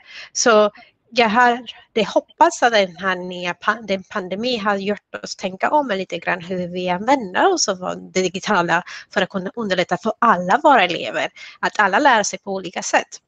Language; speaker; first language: Swedish; non-native, fluent; Spanish